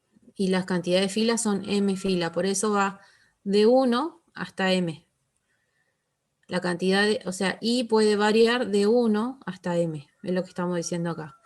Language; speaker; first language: Spanish; native; Spanish